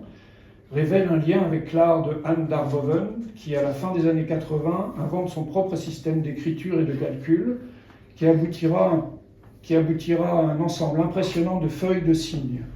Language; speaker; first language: French; native; French